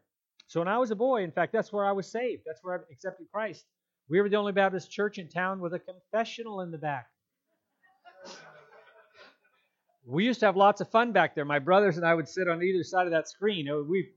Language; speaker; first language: English; native; English